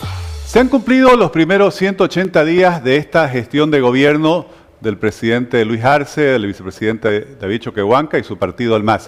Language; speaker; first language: Spanish; native; Spanish